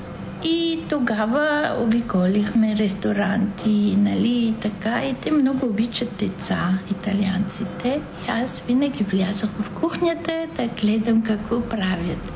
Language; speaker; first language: Bulgarian; non-native, fluent; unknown